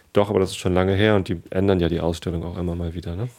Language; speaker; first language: German; native; German